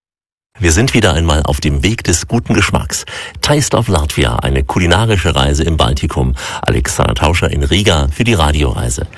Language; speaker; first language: German; native; German